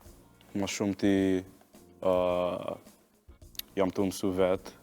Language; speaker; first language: Albanian; non-native, learner; English